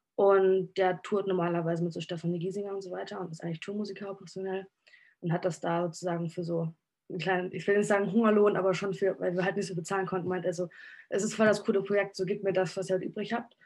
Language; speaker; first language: German; native; German